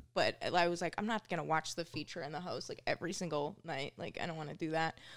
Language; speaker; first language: English; native; English